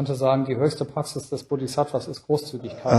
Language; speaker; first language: German; native; German